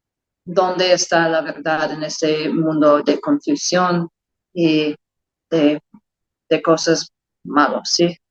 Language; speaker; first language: Spanish; non-native, learner; English